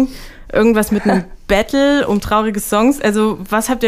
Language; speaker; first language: German; native; German